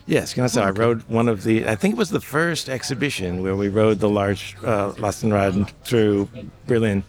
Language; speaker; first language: English; native; English